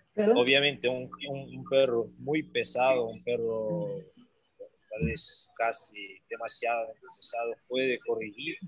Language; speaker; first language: Spanish; non-native, learner; Portuguese